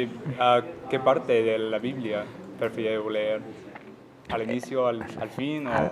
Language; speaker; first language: Spanish; non-native, learner; English